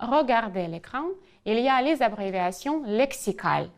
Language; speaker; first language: French; non-native, fluent; Ukrainian